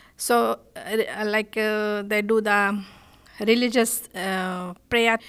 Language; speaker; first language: English; non-native, fluent; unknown